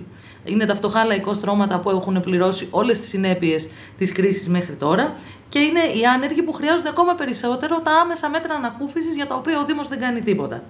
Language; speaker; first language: Greek; native; Greek